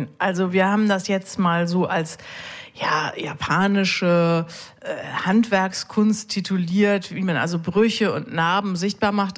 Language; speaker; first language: German; native; German